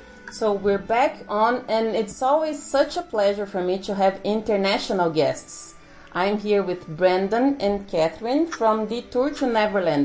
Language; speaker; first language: English; non-native, fluent; Portuguese